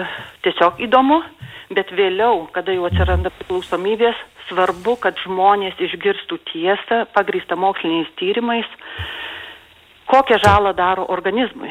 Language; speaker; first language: Lithuanian; native; Lithuanian